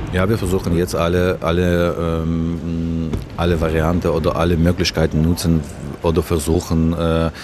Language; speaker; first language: German; non-native, learner; Ukrainian